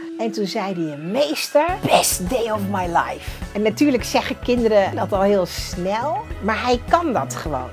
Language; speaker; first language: Dutch; early bilingual, other home language; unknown